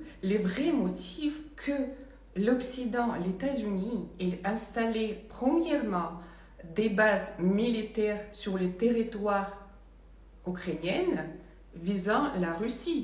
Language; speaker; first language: French; non-native, fluent; Russian